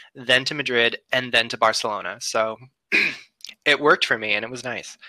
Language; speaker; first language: English; native; English